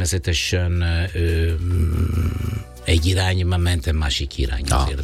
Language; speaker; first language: Hungarian; non-native, learner; Italian